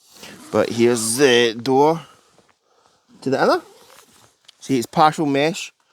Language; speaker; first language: English; native; English